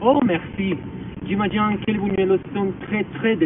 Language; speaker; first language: French; non-native, learner; Spanish